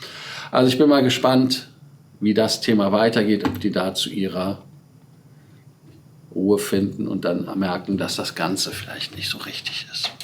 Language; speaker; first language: German; native; German